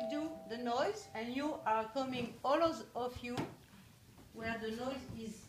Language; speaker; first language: English; non-native, learner; French